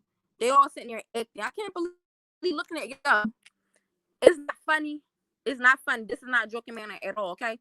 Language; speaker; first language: English; native; English